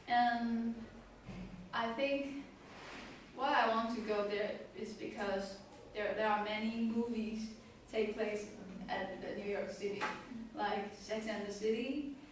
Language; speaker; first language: English; non-native, learner; Chinese